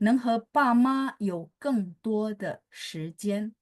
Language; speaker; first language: Chinese; non-native, fluent; Indonesian